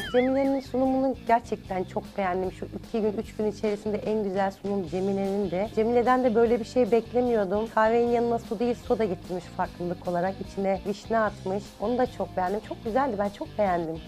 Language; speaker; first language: Turkish; native; Turkish